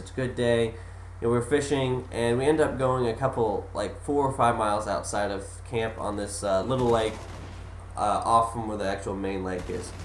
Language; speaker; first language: English; native; English